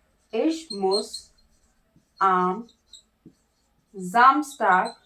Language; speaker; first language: German; non-native, learner; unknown